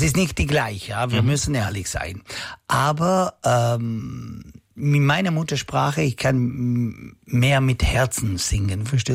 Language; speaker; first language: German; non-native, local second language; Italian